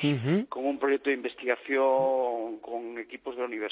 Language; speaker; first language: Spanish; native; Spanish